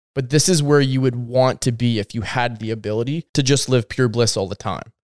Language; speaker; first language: English; native; English